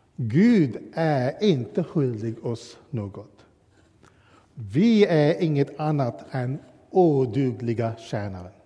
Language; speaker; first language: Swedish; non-native, fluent; English